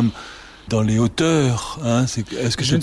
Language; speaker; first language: French; native; French